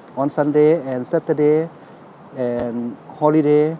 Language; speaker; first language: English; non-native, learner; Thai